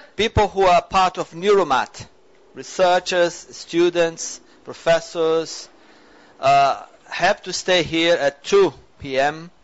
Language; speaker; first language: English; non-native, fluent; Portuguese